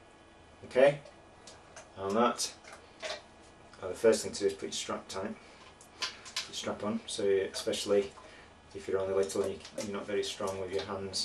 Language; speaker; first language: English; native; English